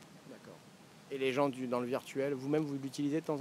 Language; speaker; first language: French; native; French